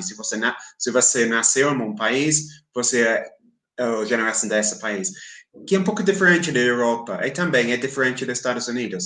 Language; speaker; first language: Portuguese; non-native, fluent; English